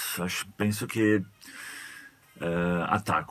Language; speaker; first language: Italian; non-native, fluent; Portuguese